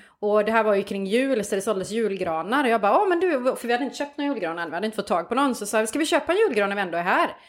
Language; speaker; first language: Swedish; native; Swedish